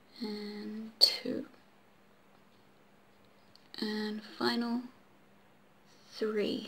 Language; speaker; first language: English; native; English